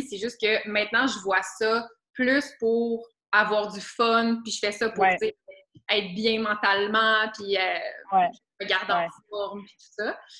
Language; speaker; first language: French; native; French